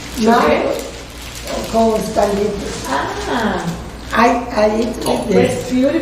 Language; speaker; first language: English; non-native, learner; Portuguese